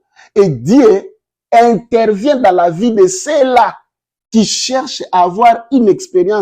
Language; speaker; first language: French; non-native, local second language; Lingala